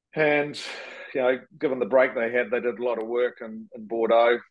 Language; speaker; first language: English; native; English